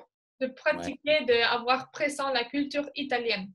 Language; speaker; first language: French; non-native, fluent; Spanish